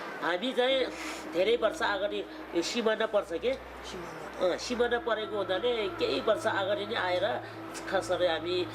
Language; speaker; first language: Nepali; non-native, local second language; Tibetan